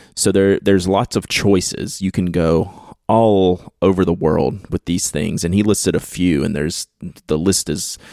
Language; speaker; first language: English; native; English